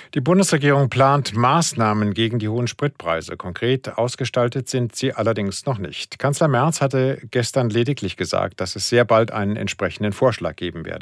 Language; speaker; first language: German; native; German